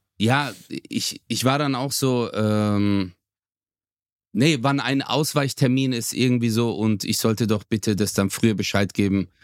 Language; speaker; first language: German; early bilingual, other home language; Turkish